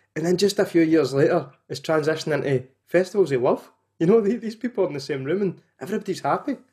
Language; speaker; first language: English; native; English